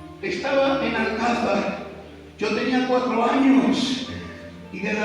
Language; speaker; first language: Spanish; native; Spanish